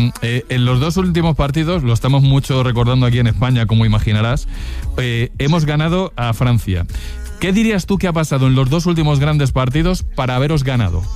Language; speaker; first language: Spanish; native; Spanish